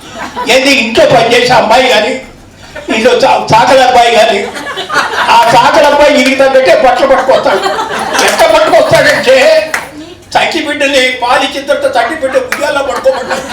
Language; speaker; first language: Telugu; native; Telugu